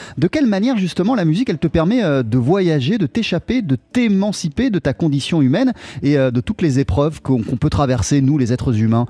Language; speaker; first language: French; native; French